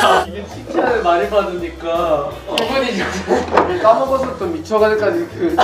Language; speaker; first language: Korean; native; Korean